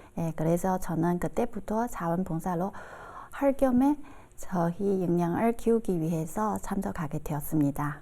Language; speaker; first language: Korean; non-native, fluent; Chinese